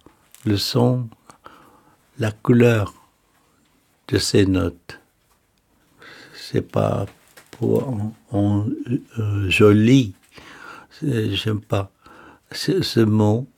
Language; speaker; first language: French; non-native, fluent; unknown